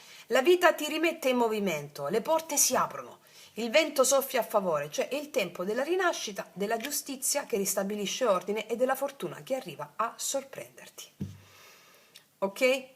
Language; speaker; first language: Italian; native; Italian